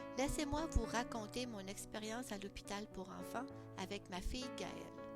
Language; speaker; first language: French; native; French